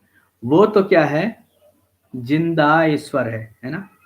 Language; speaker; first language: Hindi; native; Hindi